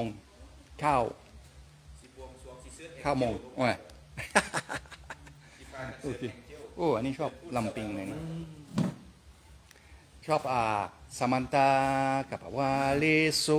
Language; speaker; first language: Thai; non-native, learner; French